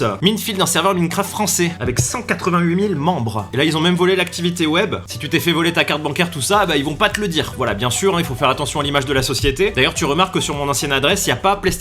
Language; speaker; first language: French; native; French